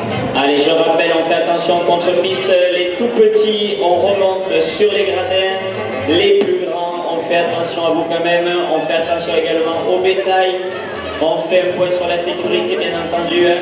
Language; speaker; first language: French; native; French